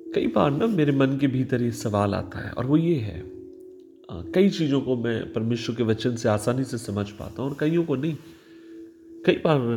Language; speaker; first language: Hindi; non-native, local second language; Marathi